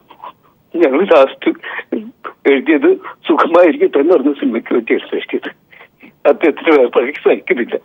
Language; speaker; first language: Malayalam; native; Malayalam